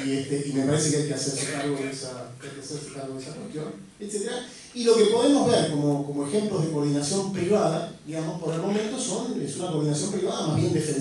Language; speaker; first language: Spanish; native; Spanish